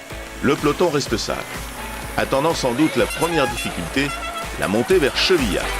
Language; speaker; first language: French; native; French